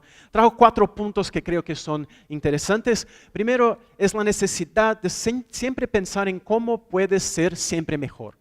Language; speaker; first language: Spanish; non-native, fluent; Portuguese